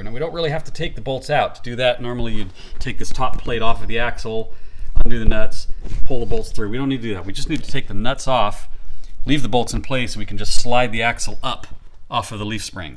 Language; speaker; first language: English; native; English